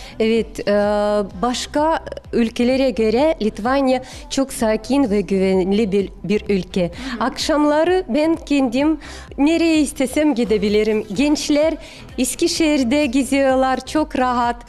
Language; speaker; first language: Turkish; non-native, fluent; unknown